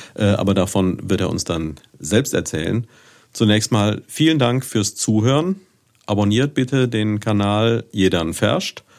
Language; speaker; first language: German; native; German